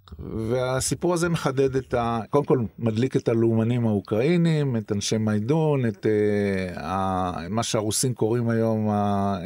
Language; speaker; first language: Hebrew; native; Hebrew